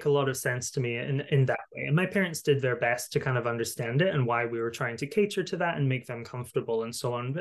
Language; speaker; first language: English; native; English